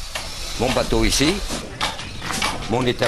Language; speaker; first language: French; native; French